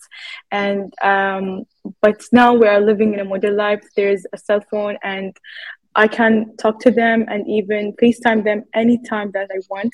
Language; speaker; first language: English; non-native, fluent; Arabic